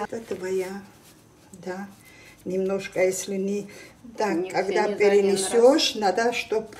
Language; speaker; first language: Russian; non-native, learner; Georgian